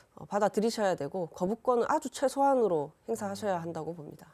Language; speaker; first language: Korean; native; Korean